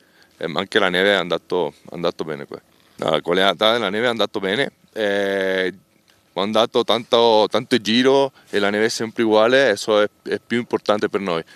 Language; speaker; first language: Italian; non-native, learner; Spanish